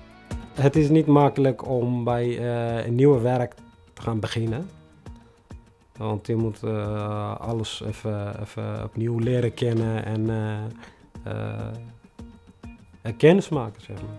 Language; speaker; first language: Dutch; non-native, fluent; Tigrinya